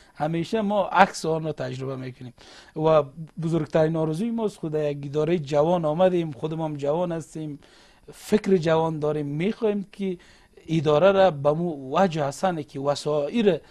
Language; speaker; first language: Persian; non-native, local second language; Uzbek